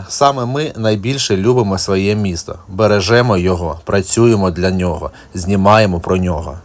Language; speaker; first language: Ukrainian; non-native, local second language; Russian